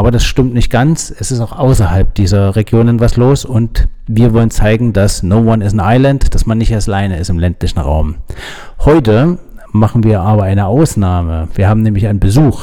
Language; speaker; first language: German; native; German